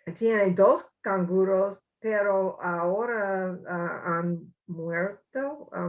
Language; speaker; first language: Spanish; non-native, learner; English